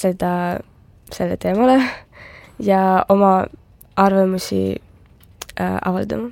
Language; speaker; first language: Estonian; non-native, local second language; Russian